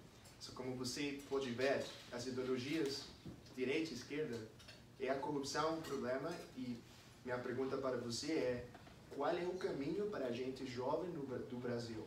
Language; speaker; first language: Portuguese; non-native, fluent; English